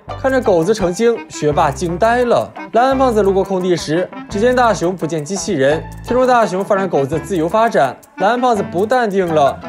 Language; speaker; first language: Chinese; native; Chinese